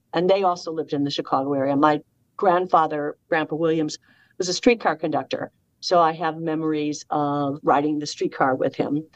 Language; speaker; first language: English; native; English